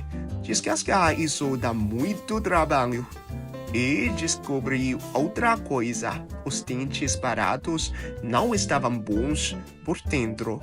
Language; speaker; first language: Portuguese; non-native, learner; Chinese